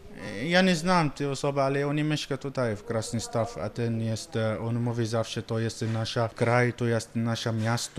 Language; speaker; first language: Polish; non-native, learner; Arabic